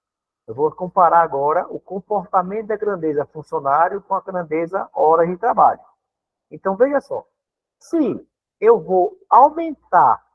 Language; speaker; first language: Portuguese; native; Portuguese